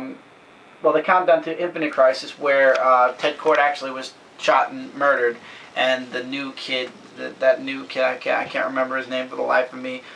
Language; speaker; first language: English; native; English